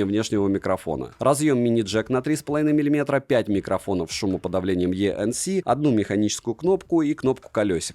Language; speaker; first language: Russian; native; Russian